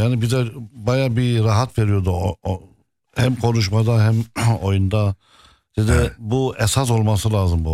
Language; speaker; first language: Turkish; non-native, fluent; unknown